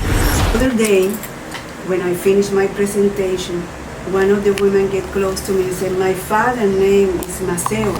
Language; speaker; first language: English; non-native, fluent; Spanish